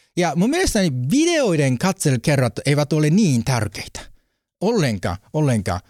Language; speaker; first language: Finnish; non-native, learner; Japanese